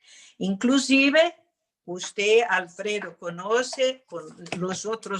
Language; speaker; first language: Spanish; non-native, fluent; Portuguese